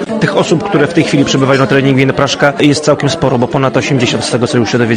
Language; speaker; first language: Polish; native; Polish